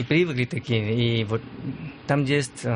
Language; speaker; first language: Russian; non-native, learner; Lao